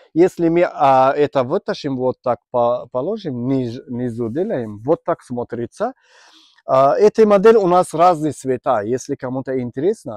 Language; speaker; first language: Russian; non-native, learner; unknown